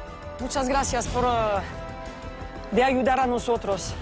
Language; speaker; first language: Spanish; non-native, learner; French